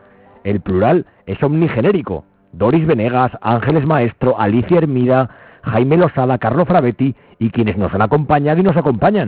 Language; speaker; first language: Spanish; native; Spanish